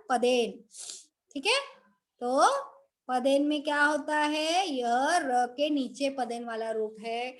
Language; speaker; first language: Hindi; non-native, local second language; Marathi